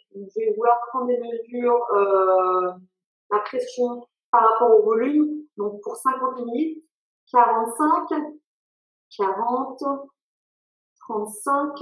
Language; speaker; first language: French; native; French